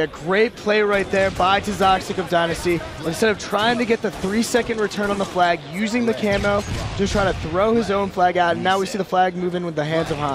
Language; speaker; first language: English; native; English